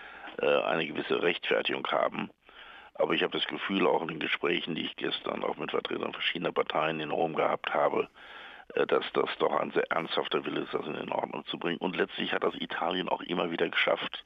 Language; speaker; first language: German; native; German